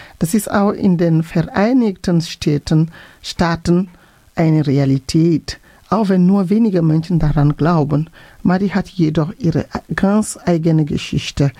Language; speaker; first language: German; non-native, fluent; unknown